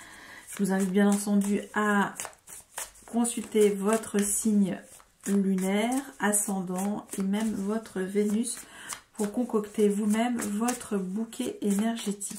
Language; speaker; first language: French; native; French